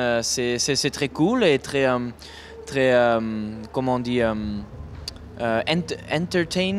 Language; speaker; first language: French; non-native, learner; German